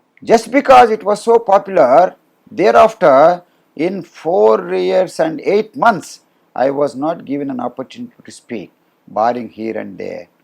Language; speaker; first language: English; non-native, local second language; Telugu